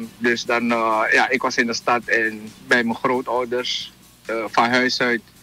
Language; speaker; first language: Dutch; native; Dutch